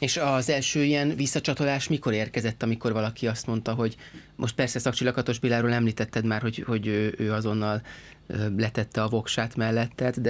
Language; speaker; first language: Hungarian; native; Hungarian